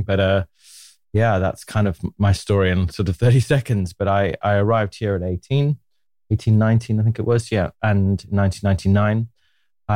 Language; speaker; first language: English; native; English